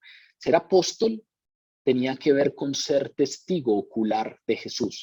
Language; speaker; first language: Spanish; native; Spanish